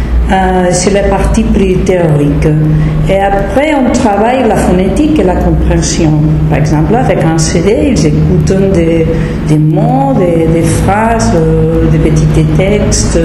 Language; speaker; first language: French; non-native, fluent; Spanish